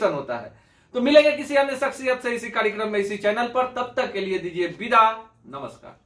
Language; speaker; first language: Hindi; native; Hindi